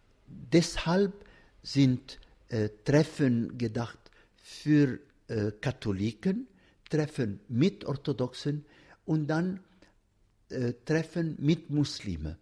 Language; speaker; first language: German; non-native, fluent; Arabic